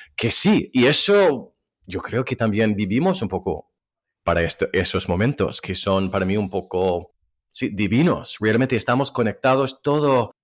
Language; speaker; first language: Spanish; non-native, fluent; English